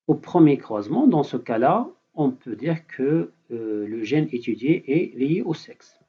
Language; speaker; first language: French; non-native, local second language; Arabic